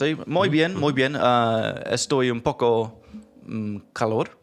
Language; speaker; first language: Spanish; non-native, learner; English